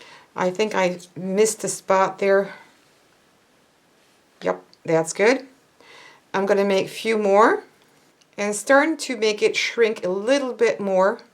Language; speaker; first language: English; non-native, fluent; French